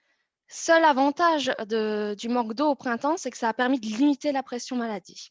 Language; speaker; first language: French; native; French